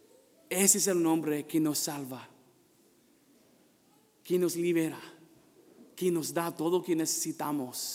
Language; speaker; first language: Spanish; non-native, fluent; English